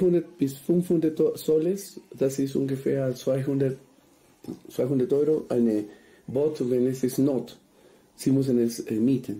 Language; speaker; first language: German; non-native, fluent; Spanish